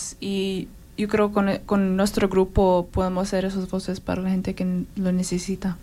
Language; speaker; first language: Spanish; early bilingual, heritage; Spanish